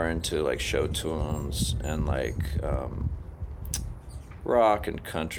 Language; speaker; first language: English; native; English